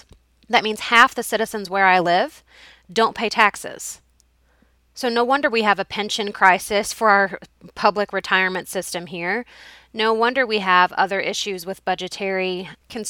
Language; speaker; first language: English; native; English